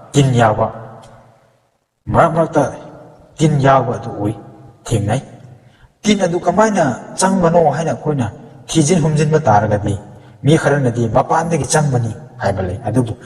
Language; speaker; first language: Manipuri; non-native, local second language; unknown